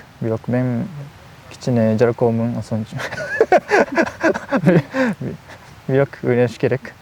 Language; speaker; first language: Kyrgyz; non-native, learner; Japanese